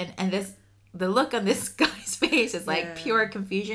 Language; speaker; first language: English; early bilingual, other home language; Spanish